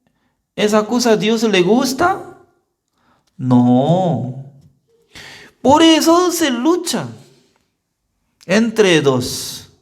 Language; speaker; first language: Spanish; non-native, learner; Korean